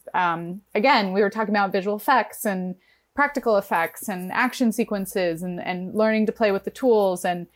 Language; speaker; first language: English; native; English